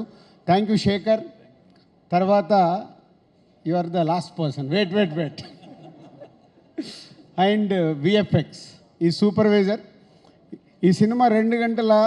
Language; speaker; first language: Telugu; native; Telugu